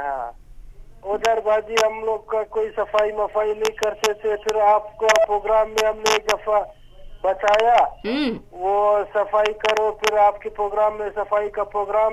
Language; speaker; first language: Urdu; non-native, local second language; Pashto